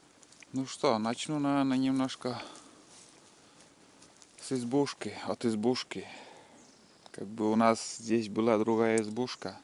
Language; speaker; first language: Russian; native; Russian